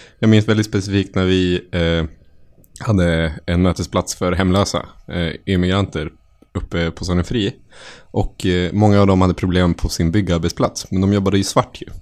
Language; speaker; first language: Swedish; native; Swedish